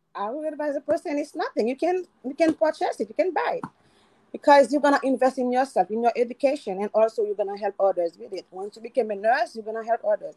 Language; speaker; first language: English; non-native, fluent; Haitian Creole